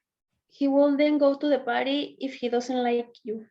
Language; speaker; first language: English; non-native, learner; Spanish